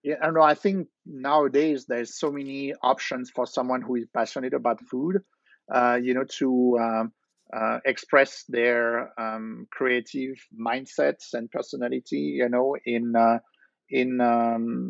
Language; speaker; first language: English; non-native, fluent; French